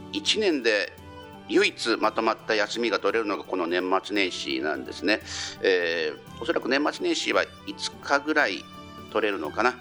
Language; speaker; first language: Japanese; native; Japanese